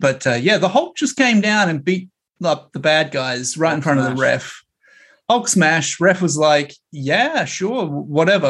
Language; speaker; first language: English; native; English